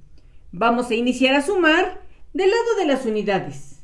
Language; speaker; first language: Spanish; native; Spanish